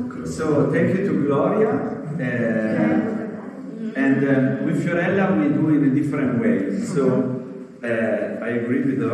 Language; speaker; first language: English; non-native, fluent; Italian